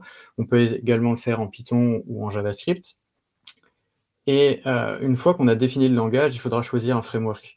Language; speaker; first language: French; native; French